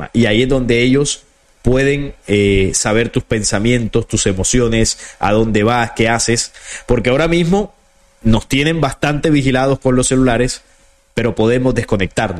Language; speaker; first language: Spanish; native; Spanish